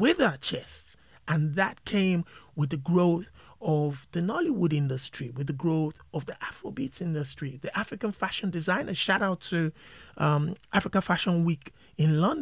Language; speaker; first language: English; non-native, local second language; Yoruba